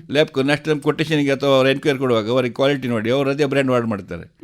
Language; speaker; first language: Kannada; non-native, local second language; Konkani